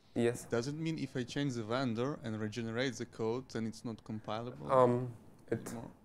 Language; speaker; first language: English; non-native, fluent; German